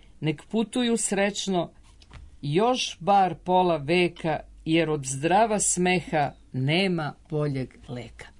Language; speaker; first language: Serbian; native; Serbian